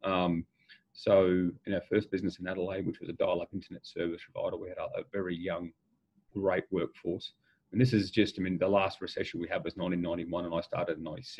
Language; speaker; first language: English; native; English